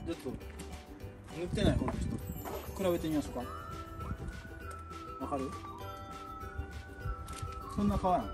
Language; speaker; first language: Japanese; native; Japanese